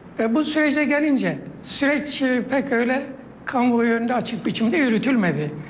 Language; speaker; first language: Turkish; non-native, local second language; Kurdish